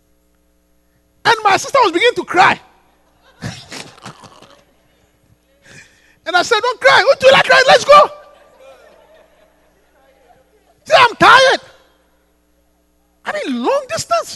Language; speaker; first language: English; non-native, local second language; Akan